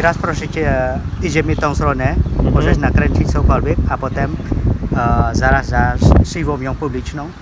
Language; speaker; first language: Polish; non-native, learner; Khmer